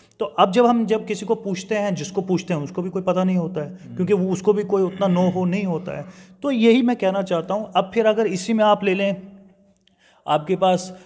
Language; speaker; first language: Hindi; non-native, local second language; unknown